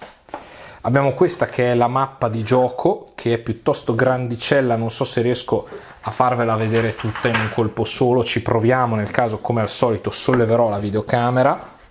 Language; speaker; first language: Italian; native; Italian